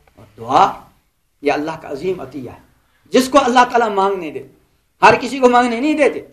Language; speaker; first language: Urdu; non-native, local second language; Kashmiri